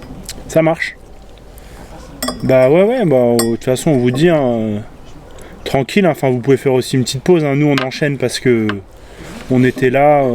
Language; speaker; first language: French; native; French